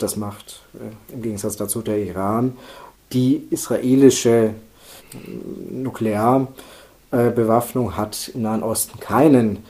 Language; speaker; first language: German; native; German